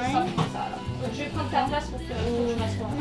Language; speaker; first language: French; native; French